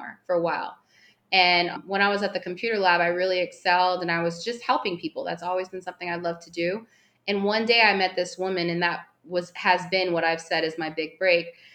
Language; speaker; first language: English; native; English